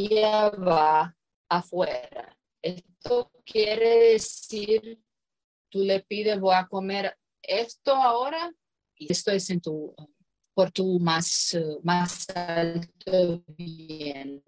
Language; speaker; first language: Spanish; non-native, fluent; Croatian